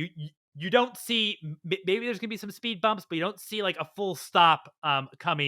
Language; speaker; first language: English; native; English